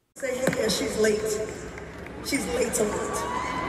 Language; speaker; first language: English; native; English